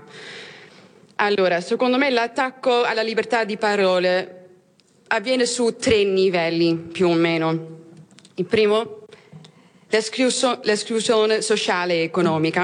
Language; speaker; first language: Italian; non-native, fluent; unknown